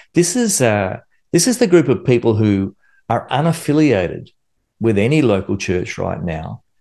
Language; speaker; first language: English; native; English